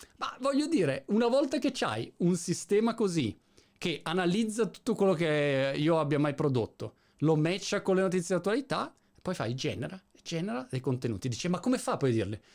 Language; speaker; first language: Italian; native; Italian